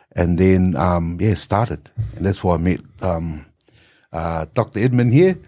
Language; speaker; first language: English; native; English